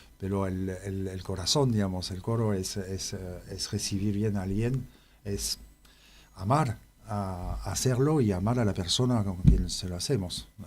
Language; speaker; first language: Spanish; non-native, fluent; French